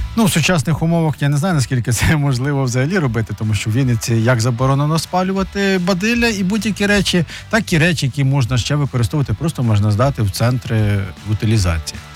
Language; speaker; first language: Ukrainian; native; Ukrainian